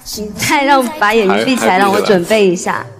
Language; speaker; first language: Chinese; native; Chinese